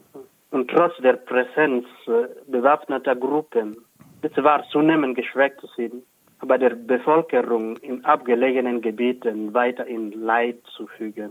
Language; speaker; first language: German; non-native, fluent; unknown